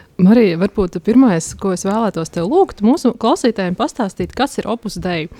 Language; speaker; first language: Latvian; native; Latvian